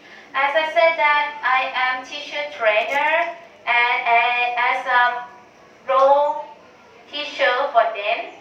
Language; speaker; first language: English; non-native, learner; Thai